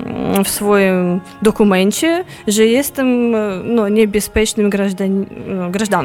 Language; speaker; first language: Polish; non-native, fluent; Russian